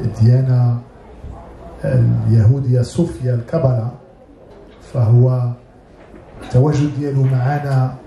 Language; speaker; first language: Arabic; native; Arabic